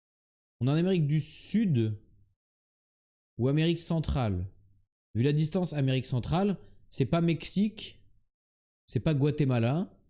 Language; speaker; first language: French; native; French